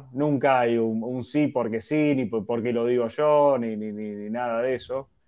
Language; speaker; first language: Spanish; native; Spanish